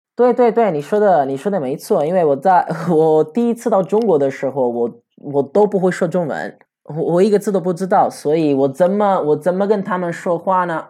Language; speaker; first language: Chinese; non-native, fluent; Italian